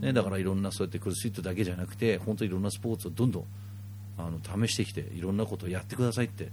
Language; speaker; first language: Japanese; non-native, fluent; Danish